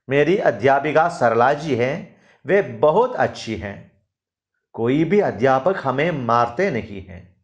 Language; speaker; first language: Hindi; non-native, local second language; Malayalam